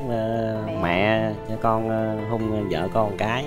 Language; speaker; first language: Vietnamese; native; Vietnamese